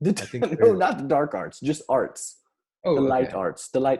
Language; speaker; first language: English; native; English